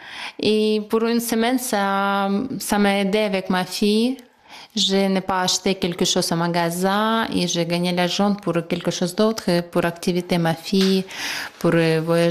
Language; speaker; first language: French; non-native, learner; Ukrainian